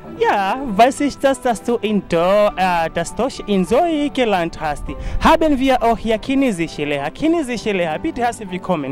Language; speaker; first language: German; non-native, learner; Swahili